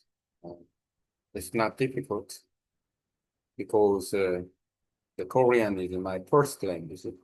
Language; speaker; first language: English; non-native, learner; Korean